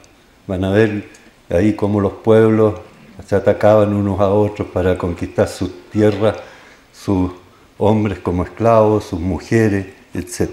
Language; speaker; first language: Spanish; native; Spanish